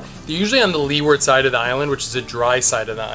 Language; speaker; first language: English; native; English